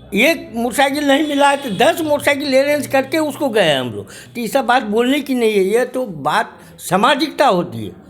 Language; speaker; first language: Hindi; native; Hindi